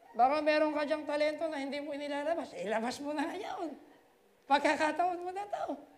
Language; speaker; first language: Filipino; native; Filipino